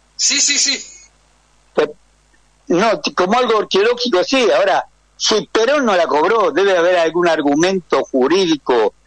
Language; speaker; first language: Spanish; native; Spanish